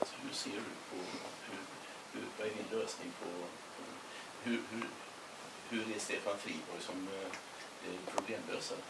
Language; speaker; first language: Swedish; native; Swedish